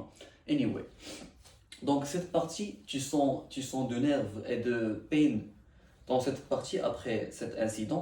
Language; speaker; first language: French; non-native, learner; Arabic